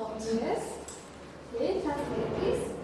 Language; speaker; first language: English; non-native, learner; Kazakh